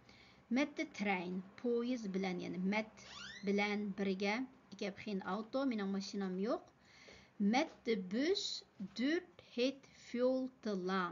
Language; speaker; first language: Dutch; non-native, fluent; Uyghur